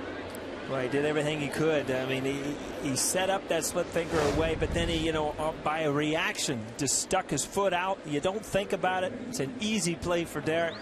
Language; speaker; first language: English; native; English